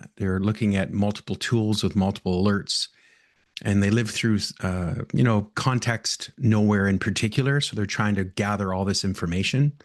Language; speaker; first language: English; native; English